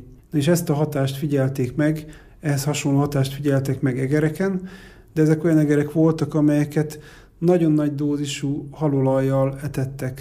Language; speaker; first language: Hungarian; native; Hungarian